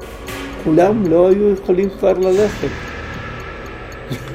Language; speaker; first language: Hebrew; non-native, fluent; Italian